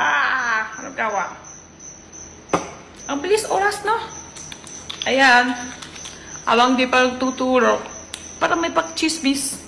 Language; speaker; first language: Filipino; non-native, learner; Chinese